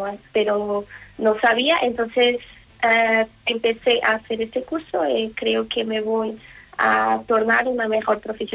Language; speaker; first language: Spanish; non-native, learner; Portuguese